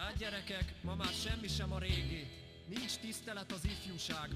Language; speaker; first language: Hungarian; native; Hungarian